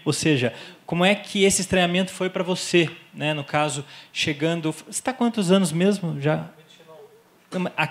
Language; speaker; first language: Portuguese; native; Portuguese